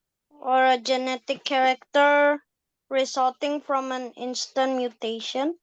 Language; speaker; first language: English; non-native, fluent; Indonesian